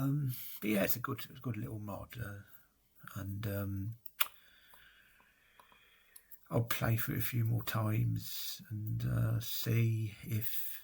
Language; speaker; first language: English; native; English